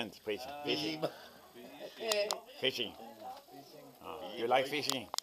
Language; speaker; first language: English; non-native, learner; Swedish